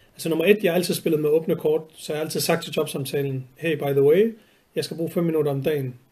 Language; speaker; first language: Danish; early bilingual, other home language; Arabic